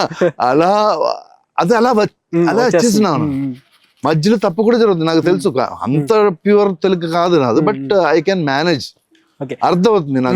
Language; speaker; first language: Telugu; non-native, local second language; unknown